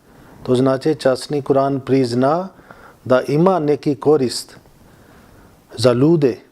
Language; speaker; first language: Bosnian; non-native, learner; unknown